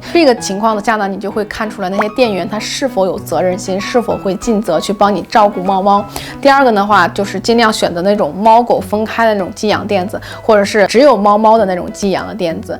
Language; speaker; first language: Chinese; native; Chinese